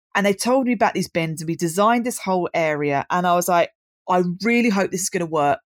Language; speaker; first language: English; native; English